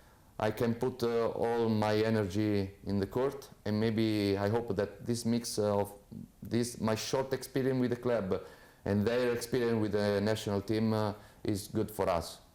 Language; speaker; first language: English; non-native, fluent; Italian